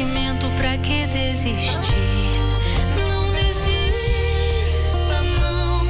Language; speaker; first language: Portuguese; native; Portuguese